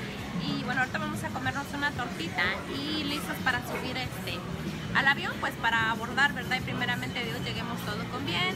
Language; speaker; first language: Spanish; native; Spanish